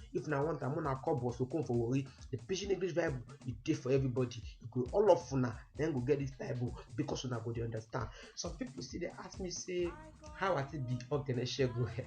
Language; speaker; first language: Nigerian Pidgin; native; Nigerian Pidgin